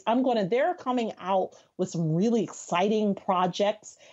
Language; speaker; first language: English; native; English